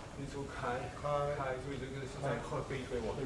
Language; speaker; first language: Chinese; non-native, learner; French